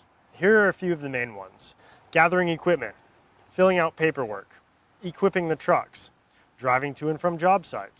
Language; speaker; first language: English; native; English